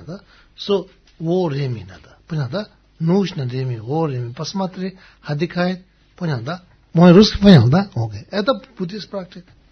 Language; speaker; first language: Russian; non-native, learner; Tibetan